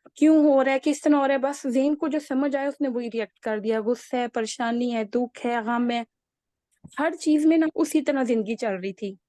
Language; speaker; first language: Urdu; native; Urdu